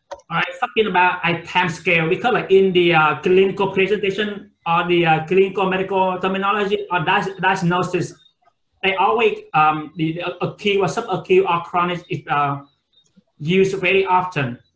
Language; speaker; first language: English; non-native, fluent; Vietnamese